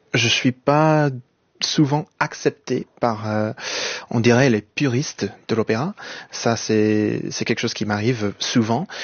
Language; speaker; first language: French; non-native, fluent; English